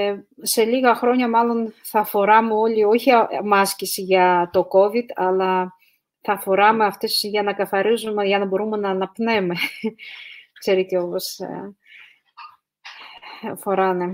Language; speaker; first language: Greek; non-native, fluent; Russian